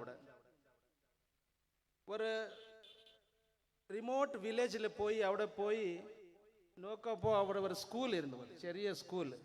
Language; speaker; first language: Malayalam; non-native, learner; Urdu